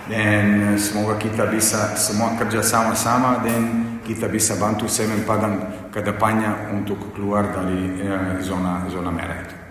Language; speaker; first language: Indonesian; non-native, fluent; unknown